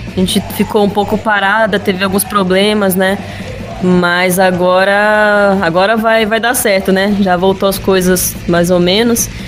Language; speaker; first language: Portuguese; native; Portuguese